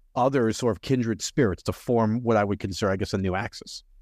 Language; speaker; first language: English; early bilingual, other home language; Hindi